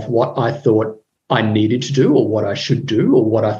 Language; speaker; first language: English; native; English